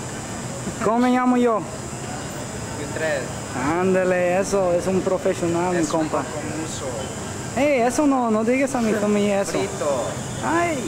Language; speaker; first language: Spanish; non-native, learner; English